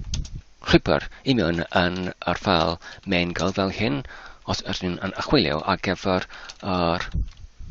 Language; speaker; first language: Welsh; non-native, learner; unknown